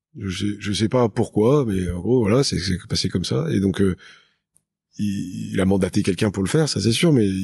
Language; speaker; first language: French; native; French